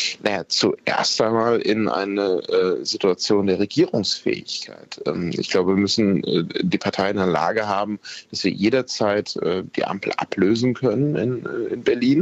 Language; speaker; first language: German; native; German